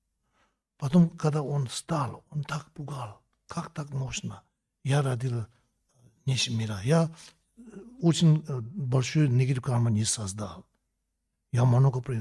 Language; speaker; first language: Russian; non-native, learner; Tibetan